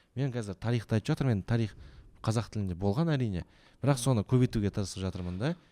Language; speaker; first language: Kazakh; native; Kazakh